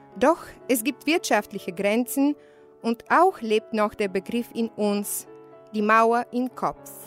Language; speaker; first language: German; native; German